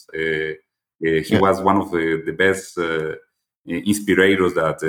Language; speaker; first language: English; non-native, fluent; Spanish